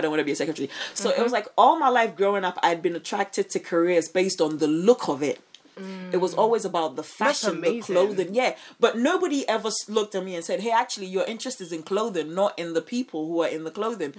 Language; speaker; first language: English; non-native, local second language; Akan